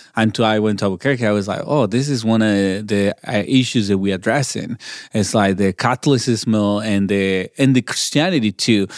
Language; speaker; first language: English; non-native, learner; Spanish